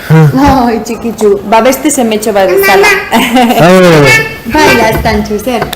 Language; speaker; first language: Basque; non-native, local second language; Spanish